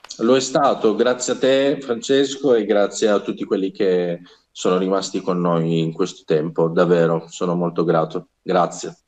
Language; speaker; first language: Italian; native; Italian